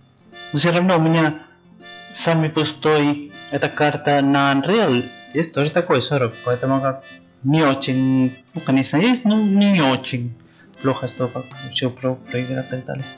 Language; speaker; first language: Russian; non-native, learner; Spanish